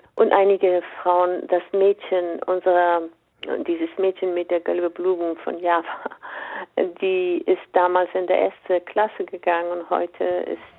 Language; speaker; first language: German; non-native, fluent; Persian